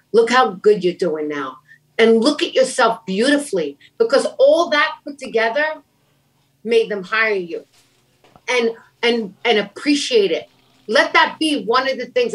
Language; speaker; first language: English; native; English